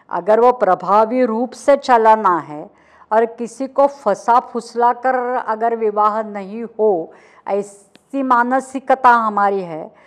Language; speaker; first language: Hindi; non-native, local second language; Marathi